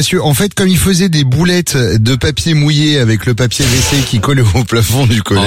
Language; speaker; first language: French; native; French